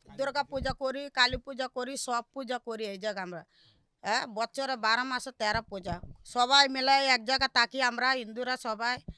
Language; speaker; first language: Bangla; non-native, local second language; Telugu